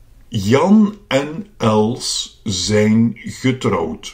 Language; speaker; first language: Dutch; non-native, fluent; Russian